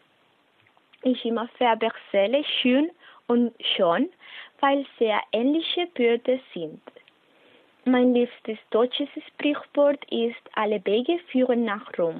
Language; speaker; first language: German; non-native, learner; Spanish